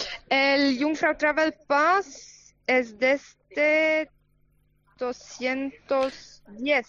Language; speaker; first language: Spanish; non-native, fluent; German